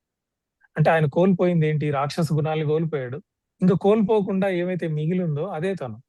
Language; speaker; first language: Telugu; native; Telugu